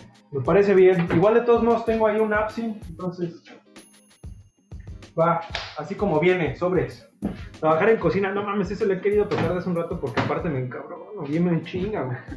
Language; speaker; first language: Spanish; native; Spanish